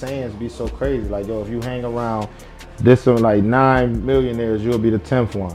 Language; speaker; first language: English; native; English